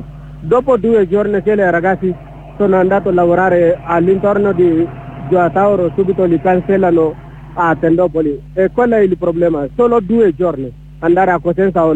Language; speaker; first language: Italian; non-native, learner; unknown